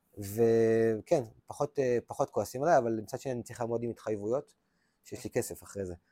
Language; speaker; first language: Hebrew; native; Hebrew